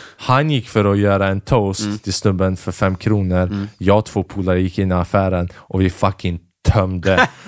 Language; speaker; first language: Swedish; early bilingual, other home language; Albanian